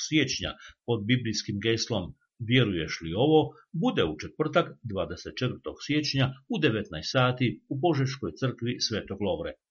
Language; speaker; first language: Croatian; native; Croatian